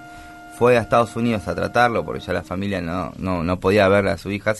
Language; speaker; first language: Spanish; native; Spanish